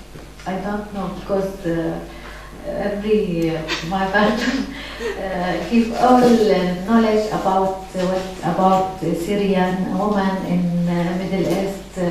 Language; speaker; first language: English; non-native, learner; Arabic